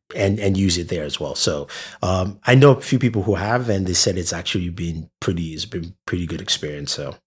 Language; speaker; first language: English; non-native, local second language; Yoruba